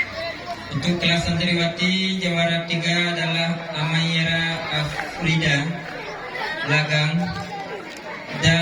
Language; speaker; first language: Indonesian; non-native, local second language; Achinese